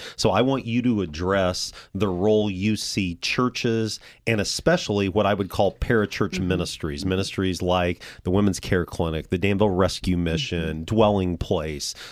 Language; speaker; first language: English; native; English